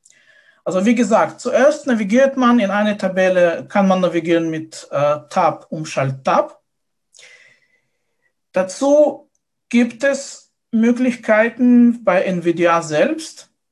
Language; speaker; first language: German; non-native, fluent; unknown